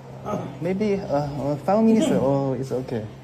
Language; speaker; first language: English; non-native, learner; Chinese